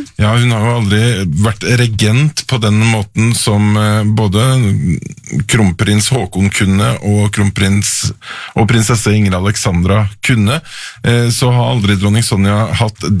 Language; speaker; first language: Norwegian; native; Norwegian